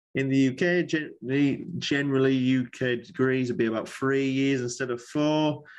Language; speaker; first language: English; native; English